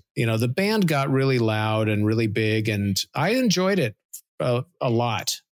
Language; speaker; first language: English; native; English